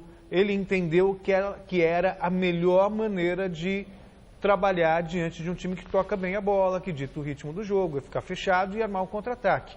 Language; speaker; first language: Portuguese; native; Portuguese